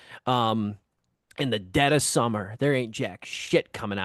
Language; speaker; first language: English; native; English